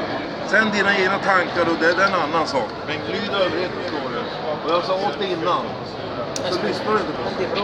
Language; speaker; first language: Swedish; non-native, learner; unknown